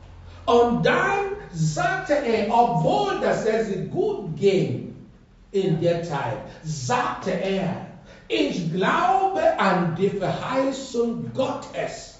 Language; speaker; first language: German; non-native, fluent; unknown